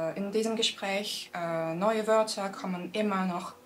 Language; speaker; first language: German; non-native, fluent; Turkish